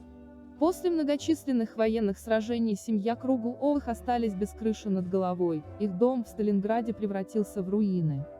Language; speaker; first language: Russian; native; Russian